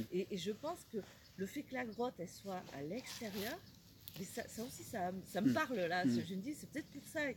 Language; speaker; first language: French; non-native, fluent; Spanish